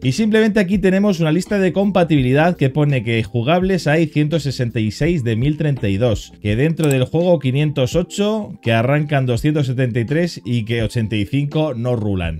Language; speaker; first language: Spanish; native; Spanish